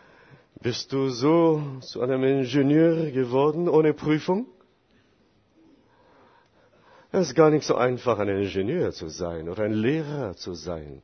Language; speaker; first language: German; non-native, fluent; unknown